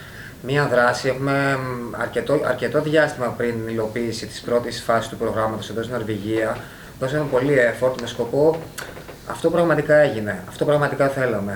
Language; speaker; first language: Greek; native; Greek